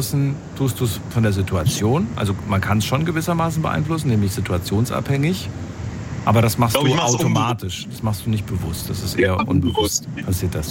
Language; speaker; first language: German; native; German